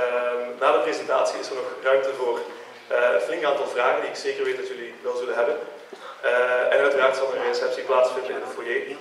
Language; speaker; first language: Dutch; native; Dutch